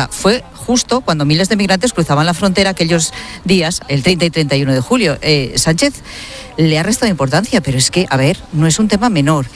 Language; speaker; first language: Spanish; native; Spanish